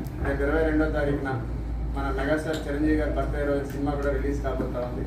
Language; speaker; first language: Telugu; native; Telugu